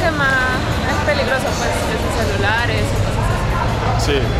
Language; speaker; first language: Spanish; native; Spanish